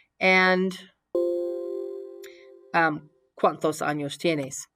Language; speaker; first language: Spanish; non-native, fluent; English